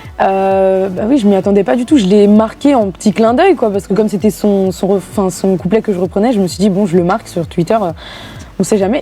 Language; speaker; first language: French; native; French